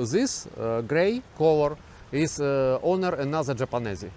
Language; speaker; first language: English; non-native, learner; Ukrainian